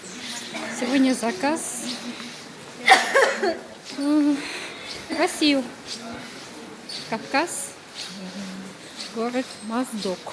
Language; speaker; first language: Russian; non-native, local second language; Kyrgyz